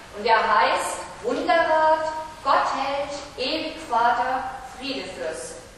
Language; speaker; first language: German; native; German